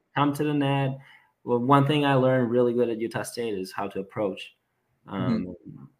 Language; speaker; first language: English; non-native, fluent; Serbian